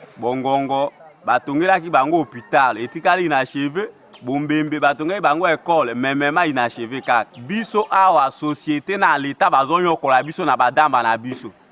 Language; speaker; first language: Lingala; non-native, local second language; Mongo